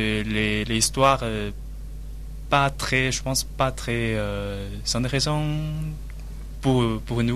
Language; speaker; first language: French; non-native, learner; Chinese